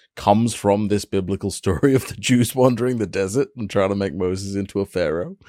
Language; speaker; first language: English; native; English